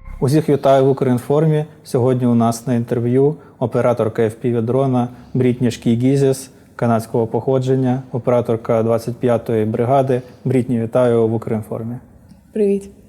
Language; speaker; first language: Ukrainian; native; Ukrainian